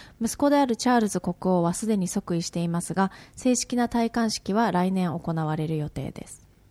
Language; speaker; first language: Japanese; native; Japanese